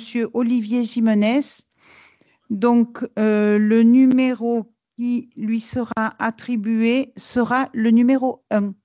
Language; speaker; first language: French; native; French